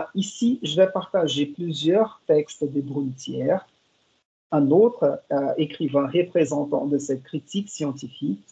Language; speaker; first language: French; non-native, fluent; Portuguese